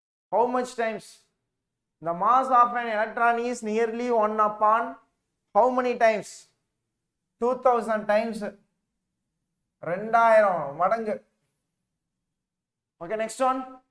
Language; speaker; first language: English; non-native, local second language; Tamil